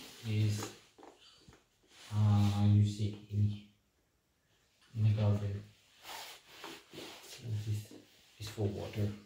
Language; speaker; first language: English; non-native, learner; French